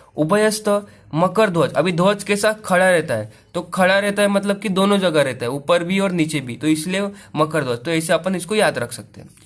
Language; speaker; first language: Hindi; non-native, local second language; Marathi